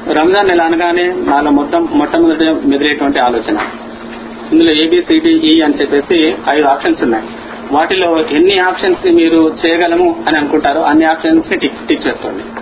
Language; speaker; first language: Telugu; non-native, local second language; Urdu